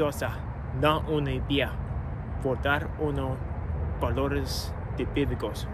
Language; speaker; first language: Spanish; non-native, learner; English